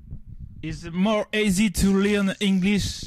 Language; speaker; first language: English; non-native, learner; French